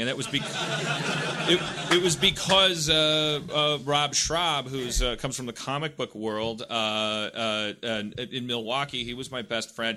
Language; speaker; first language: English; native; English